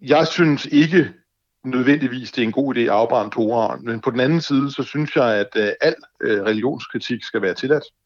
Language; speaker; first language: Danish; native; Danish